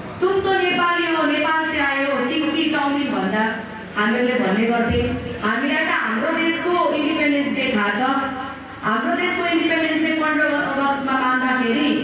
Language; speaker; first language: Nepali; native; Nepali